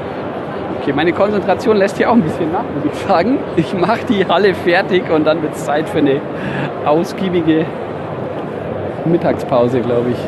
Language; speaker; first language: German; native; German